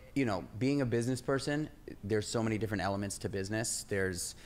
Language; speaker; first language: English; native; English